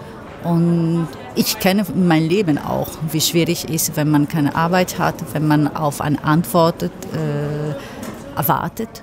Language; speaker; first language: German; non-native, fluent; Italian